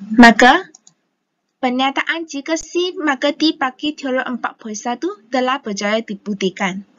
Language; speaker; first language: Malay; non-native, local second language; Chinese